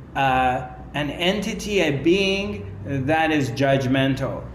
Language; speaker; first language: English; non-native, fluent; Persian